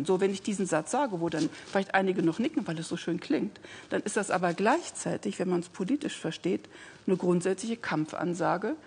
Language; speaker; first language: German; native; German